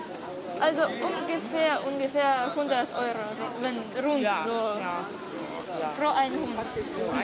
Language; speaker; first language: German; non-native, learner; Russian